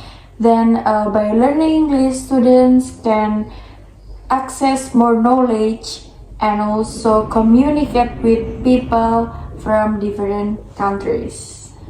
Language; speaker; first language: English; non-native, learner; Indonesian